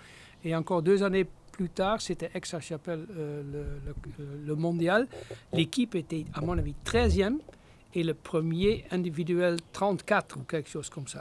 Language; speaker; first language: French; non-native, fluent; Dutch